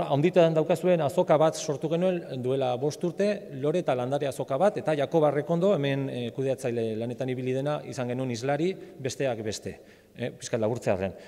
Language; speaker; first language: Basque; native; Basque